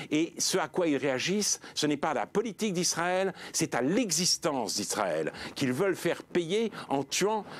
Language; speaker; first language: French; native; French